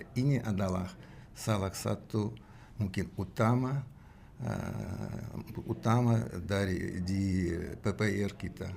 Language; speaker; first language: Indonesian; non-native, learner; Russian